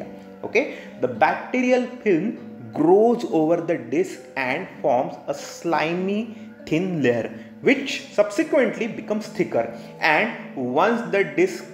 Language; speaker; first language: English; non-native, local second language; Hindi